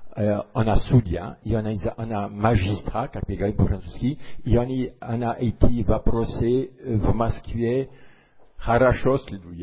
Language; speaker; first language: Russian; non-native, fluent; French